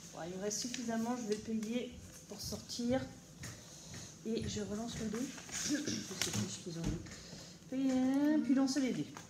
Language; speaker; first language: French; native; French